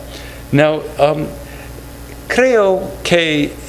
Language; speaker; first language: Spanish; non-native, fluent; English